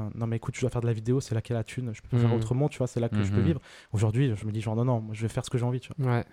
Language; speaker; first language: French; early bilingual, other home language; Spanish